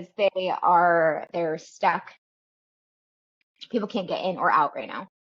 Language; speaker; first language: English; native; English